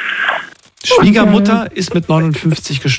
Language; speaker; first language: German; native; German